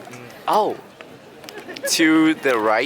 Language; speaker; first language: English; non-native, learner; Japanese